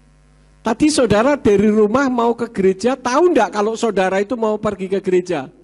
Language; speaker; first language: Indonesian; native; Indonesian